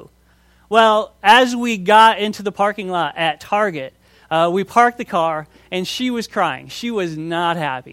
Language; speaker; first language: English; native; English